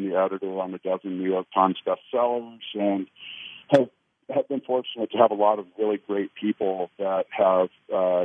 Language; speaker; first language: English; native; English